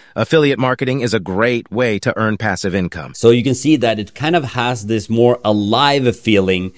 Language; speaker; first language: English; non-native, fluent; Norwegian